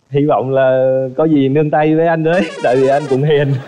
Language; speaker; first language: Vietnamese; native; Vietnamese